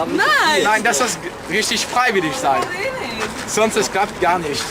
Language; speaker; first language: German; non-native, learner; French